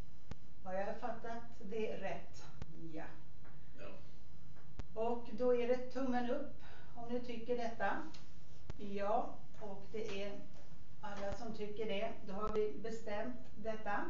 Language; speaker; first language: Swedish; native; Swedish